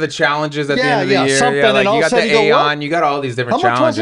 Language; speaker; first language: English; native; English